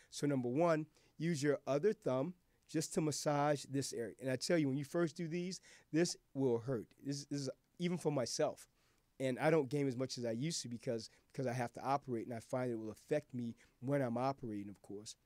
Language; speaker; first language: English; native; English